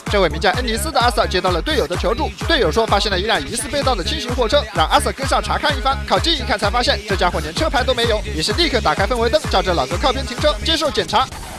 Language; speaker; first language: Chinese; native; Chinese